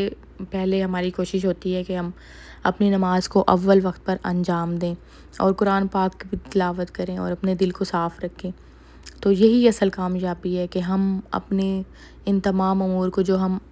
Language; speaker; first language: Urdu; native; Urdu